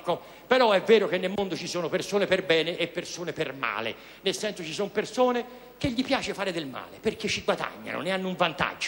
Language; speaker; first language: Italian; native; Italian